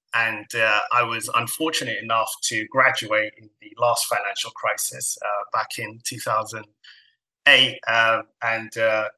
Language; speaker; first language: English; non-native, fluent; Somali